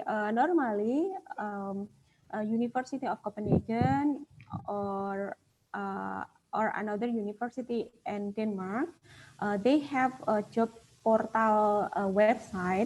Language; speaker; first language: English; non-native, fluent; Indonesian